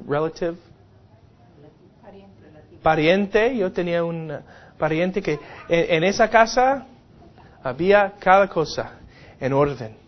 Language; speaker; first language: Spanish; non-native, fluent; English